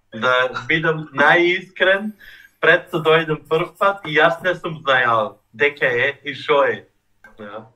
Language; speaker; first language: Macedonian; non-native, fluent; German